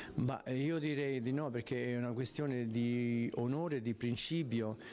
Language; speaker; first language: Italian; native; Italian